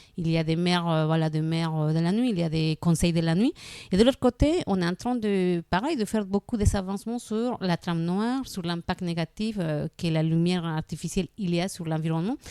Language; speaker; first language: French; non-native, fluent; Spanish